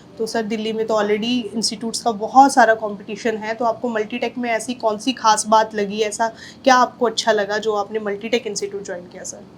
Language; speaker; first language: Hindi; native; Hindi